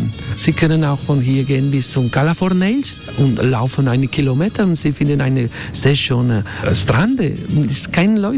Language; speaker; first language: German; non-native, learner; Spanish